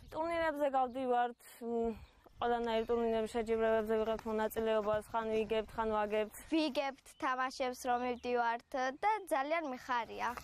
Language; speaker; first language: Georgian; native; Georgian